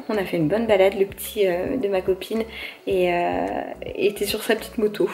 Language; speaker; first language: French; native; French